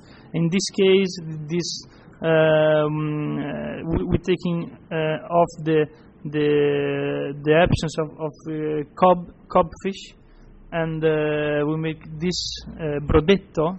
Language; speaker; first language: English; non-native, fluent; Italian